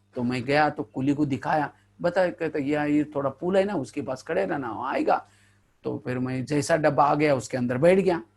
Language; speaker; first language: Hindi; non-native, local second language; Marathi